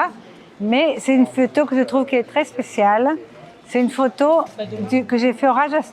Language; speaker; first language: French; non-native, fluent; Portuguese